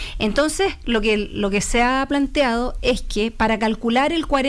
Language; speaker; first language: Spanish; native; Spanish